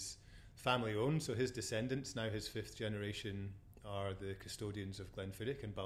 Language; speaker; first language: English; native; English